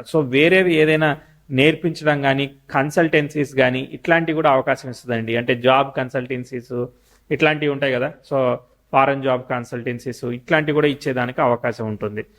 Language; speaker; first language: Telugu; native; Telugu